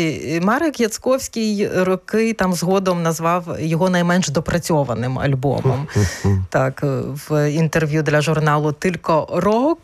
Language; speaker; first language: Ukrainian; native; Ukrainian